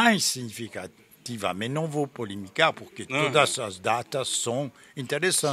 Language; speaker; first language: Portuguese; non-native, fluent; French